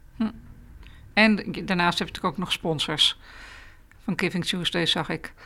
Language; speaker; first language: Dutch; native; Dutch